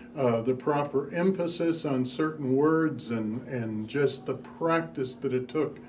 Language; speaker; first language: English; native; English